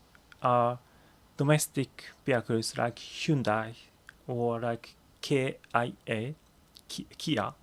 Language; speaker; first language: English; non-native, learner; Japanese